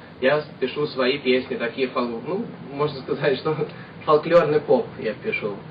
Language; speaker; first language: Russian; early bilingual, heritage; Russian